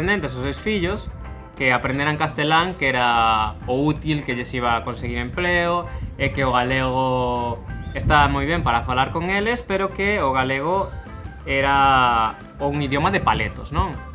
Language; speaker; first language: Galician; non-native, local second language; Spanish